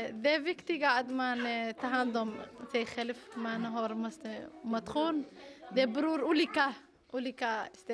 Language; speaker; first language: Swedish; non-native, learner; Somali